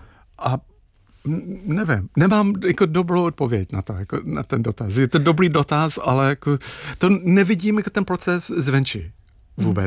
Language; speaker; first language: Czech; non-native, fluent; English